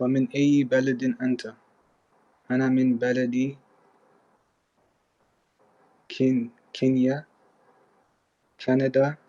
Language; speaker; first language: Arabic; non-native, learner; English